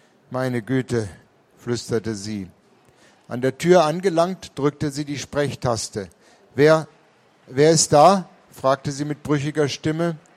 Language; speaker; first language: German; native; German